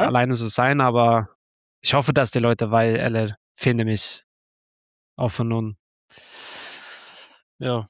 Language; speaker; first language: German; non-native, learner; Norwegian